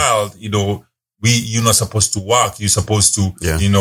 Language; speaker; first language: English; non-native, local second language; Luo (Kenya and Tanzania)